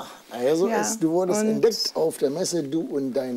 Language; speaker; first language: German; native; German